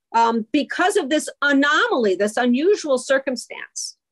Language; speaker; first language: English; native; English